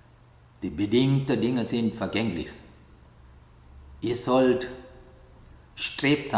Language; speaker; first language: German; non-native, learner; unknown